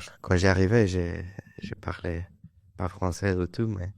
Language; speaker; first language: French; non-native, learner; Spanish